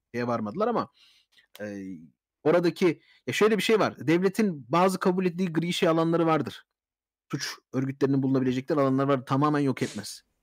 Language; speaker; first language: Turkish; early bilingual, heritage; Turkish